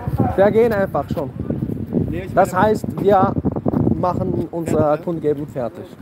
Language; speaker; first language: German; non-native, fluent; Tajik